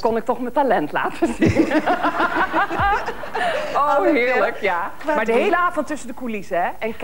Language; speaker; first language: Dutch; native; Dutch